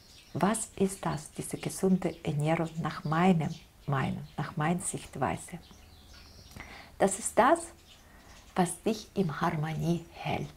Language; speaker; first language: German; non-native, fluent; Russian